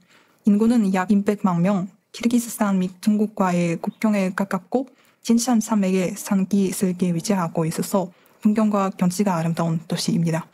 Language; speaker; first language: Korean; non-native, fluent; Kazakh